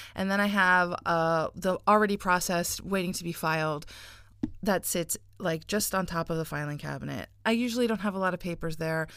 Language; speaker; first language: English; native; English